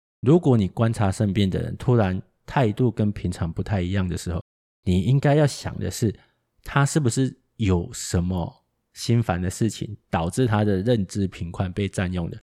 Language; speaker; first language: Chinese; native; Chinese